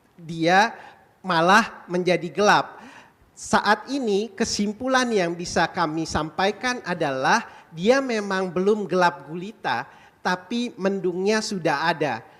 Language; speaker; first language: Indonesian; native; Indonesian